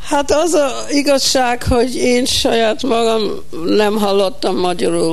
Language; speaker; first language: Hungarian; early bilingual, heritage; Hungarian